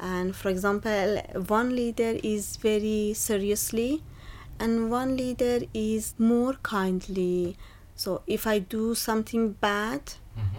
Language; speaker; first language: English; non-native, learner; Persian